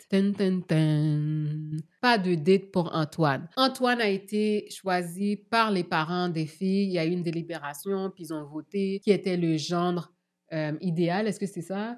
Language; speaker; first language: French; native; French